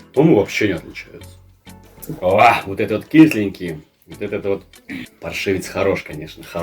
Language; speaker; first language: Russian; native; Russian